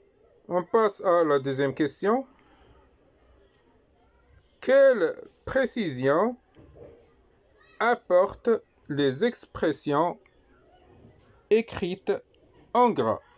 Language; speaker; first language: French; non-native, local second language; Arabic